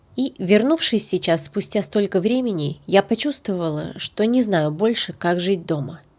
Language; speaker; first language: Russian; native; Russian